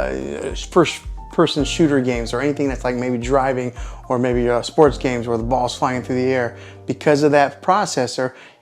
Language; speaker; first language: English; native; English